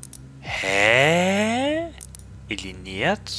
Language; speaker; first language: Russian; early bilingual, heritage; Russian